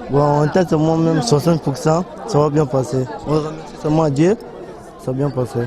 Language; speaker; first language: French; non-native, local second language; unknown